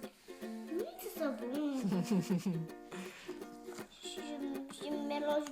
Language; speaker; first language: French; early bilingual, heritage; Japanese